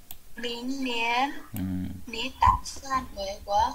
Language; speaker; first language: Chinese; non-native, learner; Vietnamese